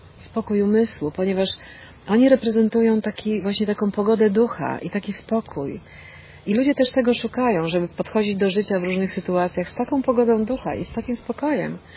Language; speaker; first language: Polish; native; Polish